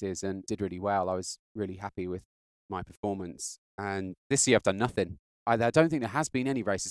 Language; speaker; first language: English; native; English